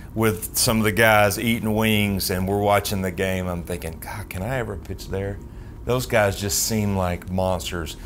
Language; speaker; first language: English; native; English